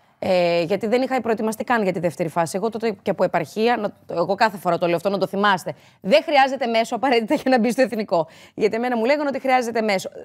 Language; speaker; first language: Greek; native; Greek